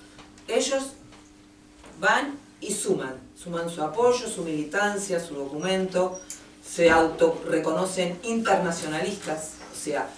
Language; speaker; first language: Spanish; native; Spanish